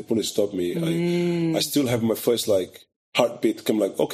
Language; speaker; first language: English; non-native, fluent; Portuguese